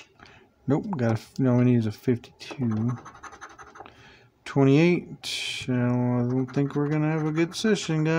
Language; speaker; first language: English; native; English